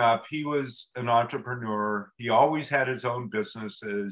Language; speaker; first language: English; native; English